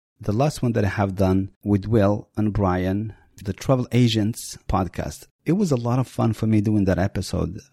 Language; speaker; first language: English; non-native, fluent; Berber languages